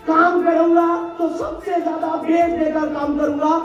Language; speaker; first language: Hindi; non-native, local second language; Bangla